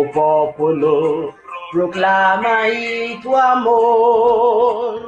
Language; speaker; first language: Italian; non-native, fluent; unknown